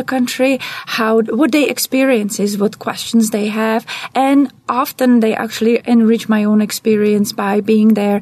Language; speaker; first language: English; non-native, fluent; Czech